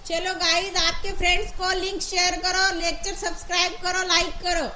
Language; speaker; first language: Hindi; non-native, local second language; Marathi